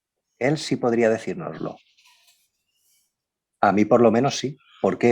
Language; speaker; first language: Spanish; native; Spanish